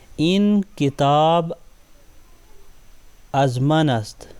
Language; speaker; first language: Persian; non-native, fluent; Urdu